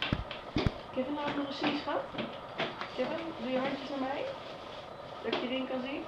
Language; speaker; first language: Dutch; native; Dutch